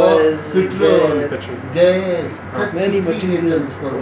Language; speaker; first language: English; non-native, learner; Baluchi